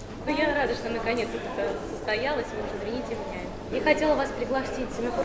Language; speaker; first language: Russian; native; Russian